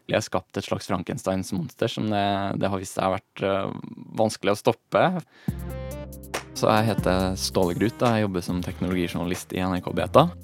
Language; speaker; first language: Norwegian; native; Norwegian